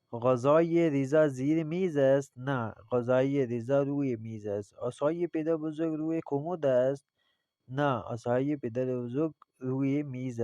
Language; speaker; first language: Persian; non-native, fluent; Urdu